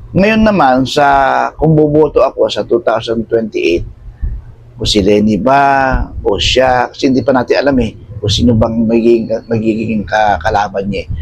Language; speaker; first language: Filipino; native; Filipino